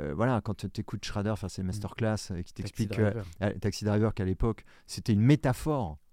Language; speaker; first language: French; native; French